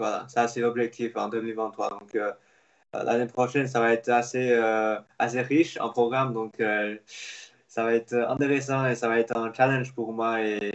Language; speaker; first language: French; non-native, fluent; Chinese